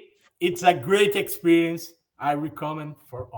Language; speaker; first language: English; non-native, learner; Portuguese